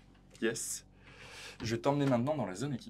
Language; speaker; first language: French; native; French